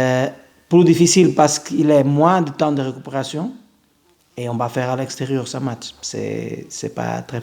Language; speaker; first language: French; non-native, fluent; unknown